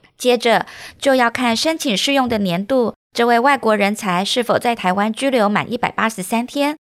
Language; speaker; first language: Chinese; native; Chinese